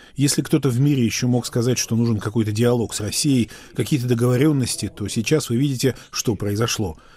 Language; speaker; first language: Russian; native; Russian